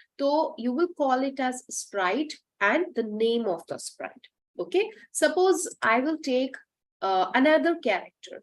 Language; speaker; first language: English; non-native, local second language; Hindi